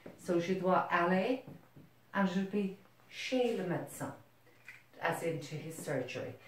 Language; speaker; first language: English; native; English